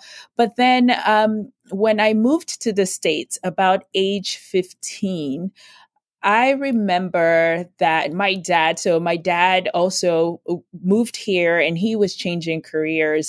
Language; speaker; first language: English; non-native, local second language; Yoruba